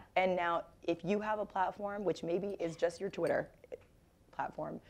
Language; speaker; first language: English; native; English